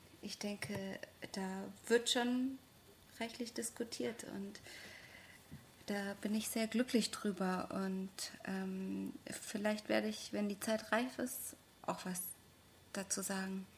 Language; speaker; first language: German; non-native, fluent; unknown